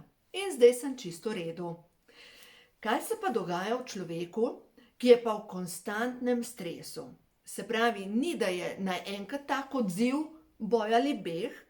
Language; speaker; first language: Slovenian; native; Slovenian